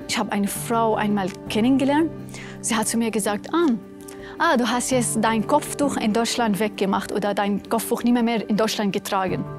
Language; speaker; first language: German; non-native, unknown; Arabic